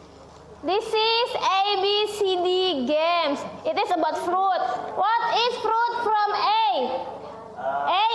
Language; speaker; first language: English; non-native, learner; Indonesian